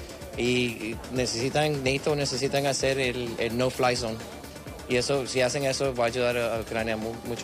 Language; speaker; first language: Spanish; early bilingual, heritage; Spanish